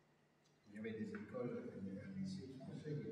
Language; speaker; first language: French; non-native, fluent; German